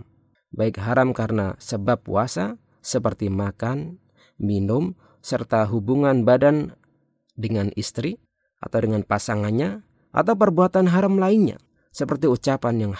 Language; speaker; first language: Indonesian; native; Indonesian